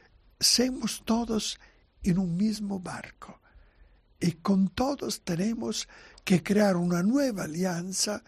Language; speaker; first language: Spanish; non-native, fluent; Italian